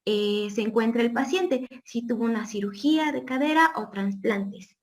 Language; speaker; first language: Spanish; native; Spanish